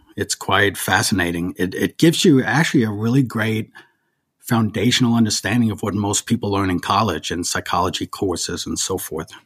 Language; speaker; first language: English; early bilingual, other home language; German